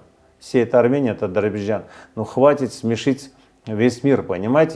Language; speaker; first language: Russian; non-native, fluent; Armenian